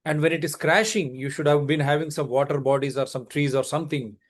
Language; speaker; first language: English; non-native, local second language; Telugu